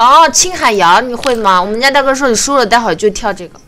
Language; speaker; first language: Chinese; native; Chinese